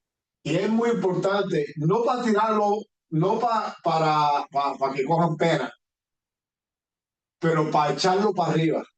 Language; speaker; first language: Spanish; early bilingual, heritage; Spanish